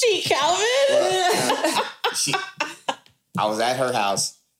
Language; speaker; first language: English; native; English